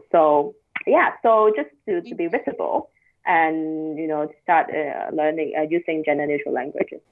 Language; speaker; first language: English; non-native, local second language; Cantonese